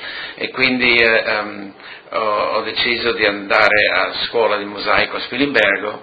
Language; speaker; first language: Italian; non-native, local second language; Friulian